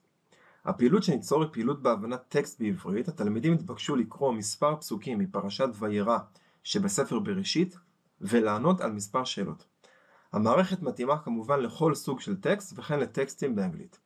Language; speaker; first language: Hebrew; native; Hebrew